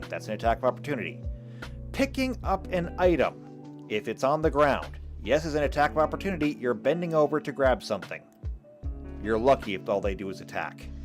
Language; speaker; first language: English; native; English